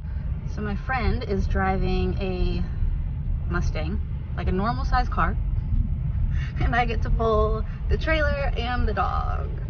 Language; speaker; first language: English; native; English